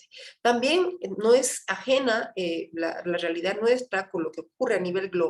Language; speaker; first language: Spanish; native; Spanish